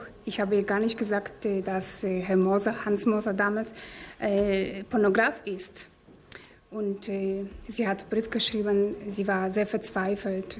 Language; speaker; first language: German; non-native, fluent; Polish